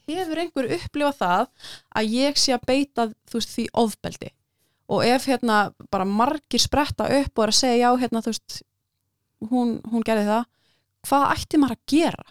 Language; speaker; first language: Icelandic; native; Icelandic